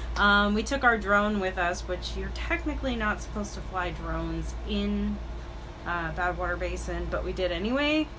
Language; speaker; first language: English; native; English